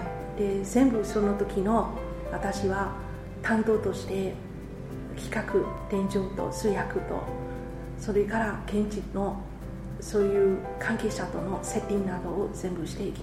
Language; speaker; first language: Japanese; non-native, fluent; Burmese